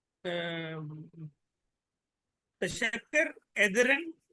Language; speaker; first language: Turkish; non-native, learner; Urdu